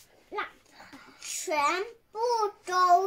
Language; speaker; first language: Chinese; early bilingual, heritage; Chinese